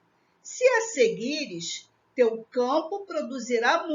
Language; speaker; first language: Portuguese; native; Portuguese